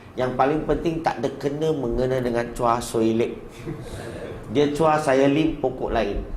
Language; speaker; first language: Malay; non-native, local second language; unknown